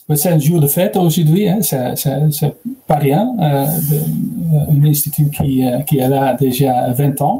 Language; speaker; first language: French; non-native, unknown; Dutch